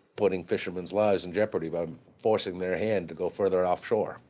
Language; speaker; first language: English; native; English